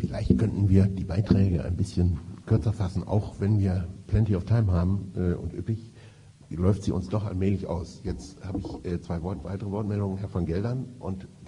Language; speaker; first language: German; native; German